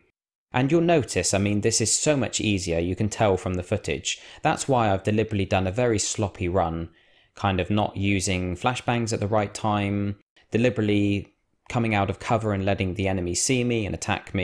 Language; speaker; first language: English; native; English